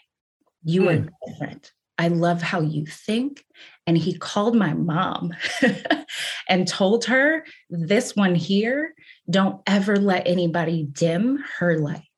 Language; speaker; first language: English; native; English